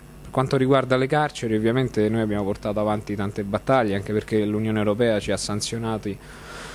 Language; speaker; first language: Italian; native; Italian